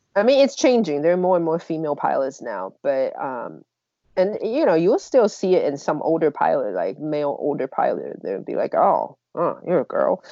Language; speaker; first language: English; non-native, fluent; Chinese